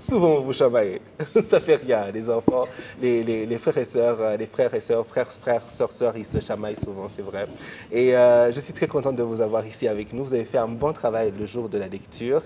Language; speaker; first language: French; non-native, local second language; Kinyarwanda